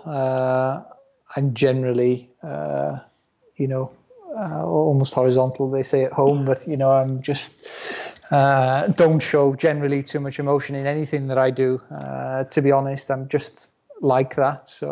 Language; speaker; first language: English; non-native, local second language; Welsh